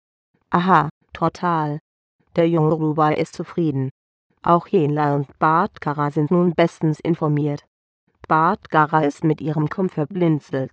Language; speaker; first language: German; native; German